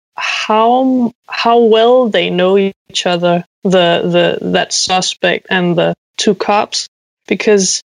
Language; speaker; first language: English; non-native, fluent; Danish